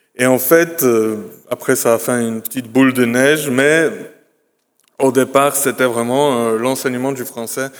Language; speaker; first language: French; non-native, fluent; Polish